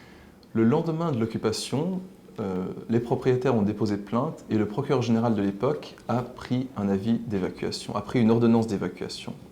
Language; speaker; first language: French; native; French